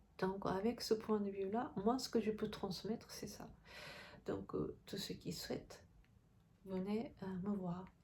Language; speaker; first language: French; non-native, fluent; Japanese